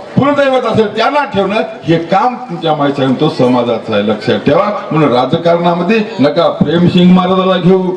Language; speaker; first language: Marathi; non-native, local second language; Lambadi